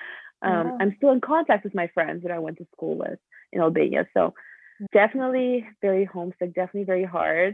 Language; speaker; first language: English; early bilingual, other home language; Albanian